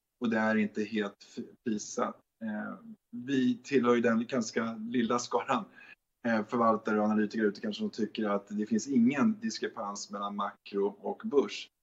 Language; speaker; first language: Swedish; native; Swedish